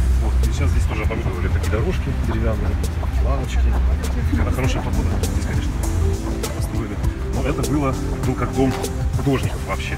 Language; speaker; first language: Russian; native; Russian